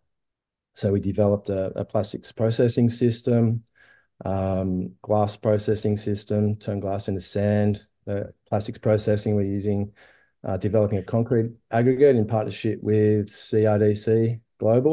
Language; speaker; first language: English; native; English